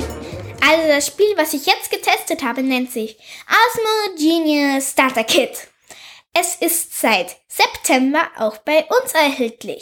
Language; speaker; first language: German; native; German